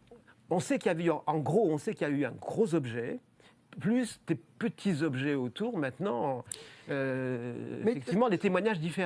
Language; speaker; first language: French; native; French